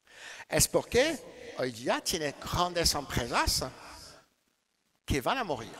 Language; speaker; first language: Spanish; non-native, learner; French